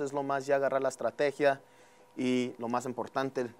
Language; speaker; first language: Spanish; early bilingual, heritage; Spanish